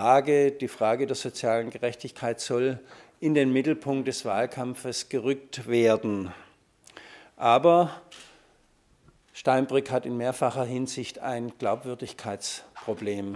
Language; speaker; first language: German; native; German